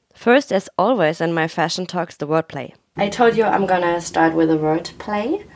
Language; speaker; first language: English; non-native, fluent; German